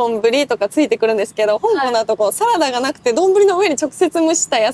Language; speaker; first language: Japanese; native; Japanese